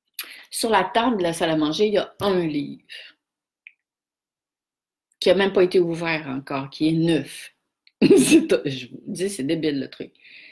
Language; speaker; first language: French; native; French